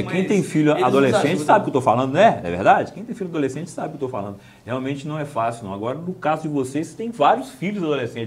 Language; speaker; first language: Portuguese; native; Portuguese